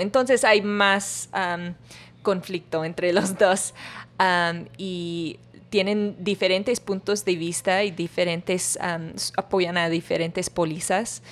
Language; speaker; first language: Spanish; non-native, learner; English